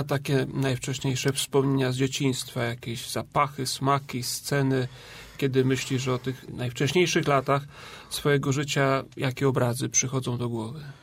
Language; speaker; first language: Polish; native; Polish